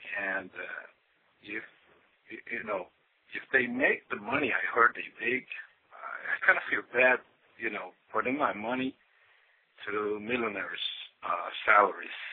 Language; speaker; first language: English; non-native, fluent; Portuguese